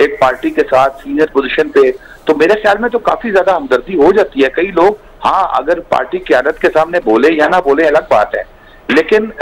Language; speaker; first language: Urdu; non-native, local second language; Punjabi